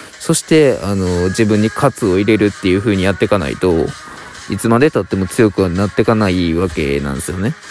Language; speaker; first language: Japanese; native; Japanese